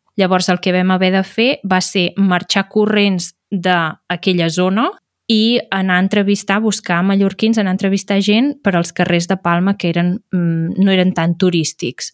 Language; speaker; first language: Catalan; native; Catalan